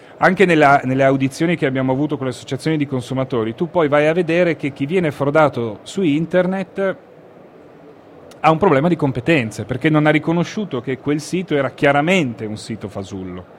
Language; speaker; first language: Italian; native; Italian